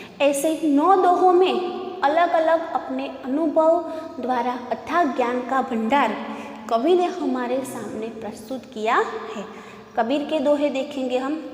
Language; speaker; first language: Hindi; non-native, local second language; Gujarati